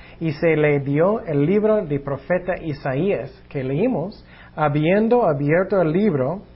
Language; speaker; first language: Spanish; non-native, fluent; English